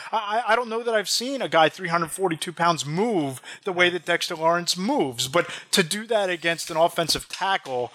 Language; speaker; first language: English; native; English